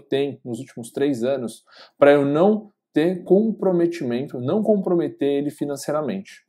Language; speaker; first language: Portuguese; native; Portuguese